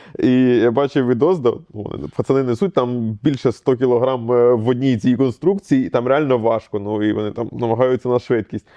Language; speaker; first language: Ukrainian; native; Ukrainian